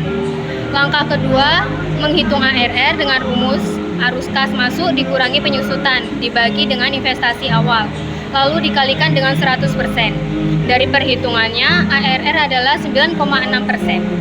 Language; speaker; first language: Indonesian; native; Indonesian